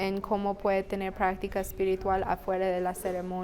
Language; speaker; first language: Spanish; non-native, fluent; English